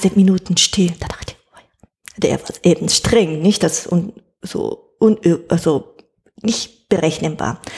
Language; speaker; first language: German; non-native, fluent; Japanese